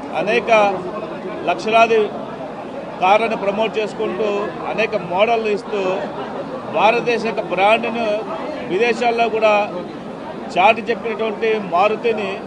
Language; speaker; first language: Telugu; native; Telugu